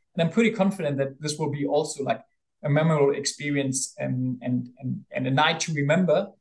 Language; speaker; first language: English; non-native, fluent; German